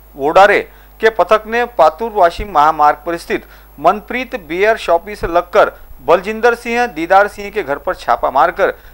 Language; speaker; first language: Hindi; non-native, local second language; Marathi